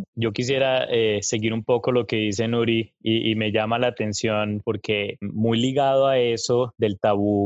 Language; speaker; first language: Spanish; native; Spanish